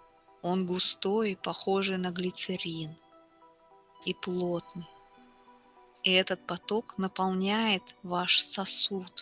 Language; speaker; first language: Russian; native; Russian